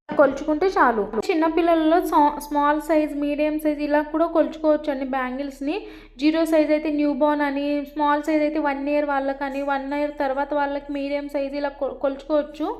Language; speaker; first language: Telugu; non-native, local second language; Marathi